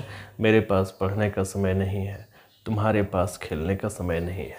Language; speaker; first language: Hindi; native; Hindi